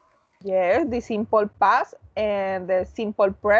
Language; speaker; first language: English; non-native, learner; Spanish